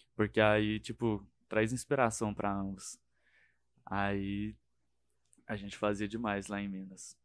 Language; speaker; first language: Portuguese; native; Portuguese